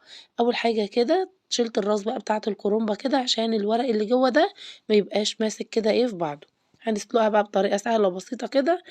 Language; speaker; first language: Arabic; native; Arabic